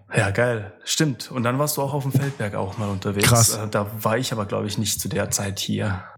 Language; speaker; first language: German; native; German